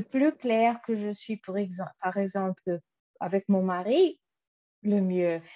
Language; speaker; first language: French; non-native, fluent; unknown